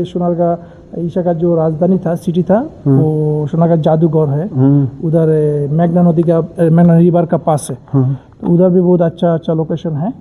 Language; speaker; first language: Hindi; non-native, learner; Bangla